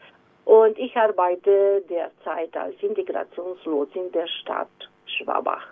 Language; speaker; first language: German; non-native, fluent; Romanian